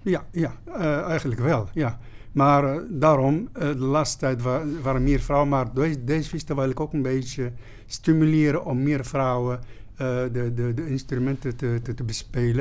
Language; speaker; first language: Dutch; non-native, fluent; Arabic